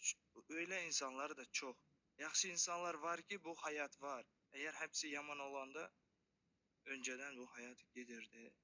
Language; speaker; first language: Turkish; non-native, learner; Kazakh